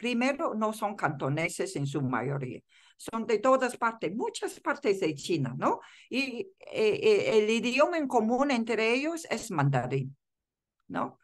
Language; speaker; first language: Spanish; non-native, fluent; Chinese